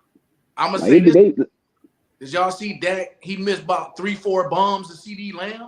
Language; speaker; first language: English; native; English